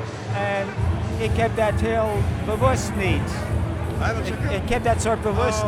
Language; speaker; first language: Dutch; non-native, fluent; English